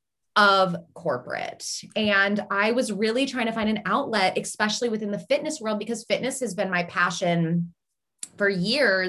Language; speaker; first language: English; native; English